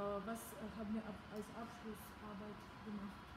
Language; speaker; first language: German; early bilingual, other home language; Russian